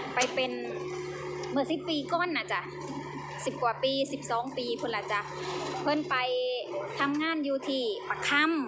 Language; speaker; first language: Thai; native; Thai